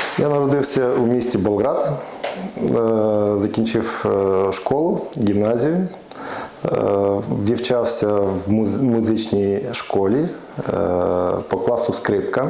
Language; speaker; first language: Ukrainian; non-native, local second language; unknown